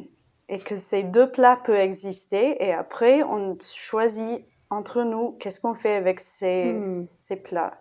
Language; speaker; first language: French; non-native, fluent; English